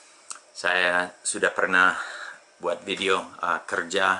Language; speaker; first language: Indonesian; non-native, fluent; English